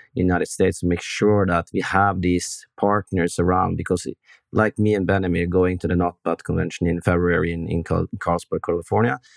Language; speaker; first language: English; non-native, fluent; Norwegian